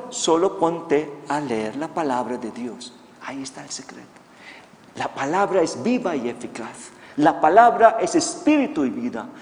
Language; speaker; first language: Spanish; non-native, fluent; Filipino